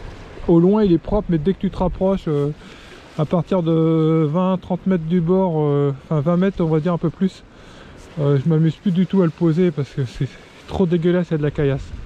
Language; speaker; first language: French; native; French